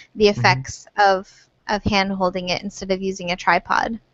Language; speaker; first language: English; native; English